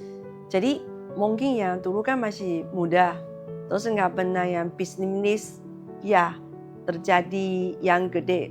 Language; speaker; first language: Indonesian; non-native, learner; Chinese